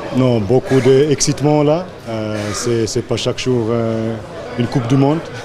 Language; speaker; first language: French; non-native, fluent; English